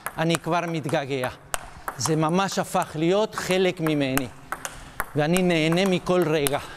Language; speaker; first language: Hebrew; early bilingual, other home language; Spanish